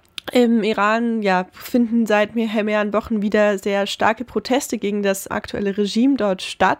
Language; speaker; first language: German; native; German